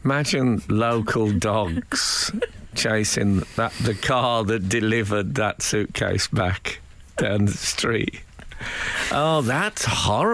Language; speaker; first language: English; native; English